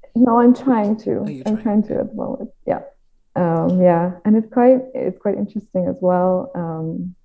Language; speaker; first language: English; non-native, fluent; Dutch